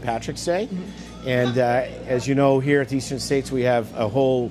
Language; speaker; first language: English; native; English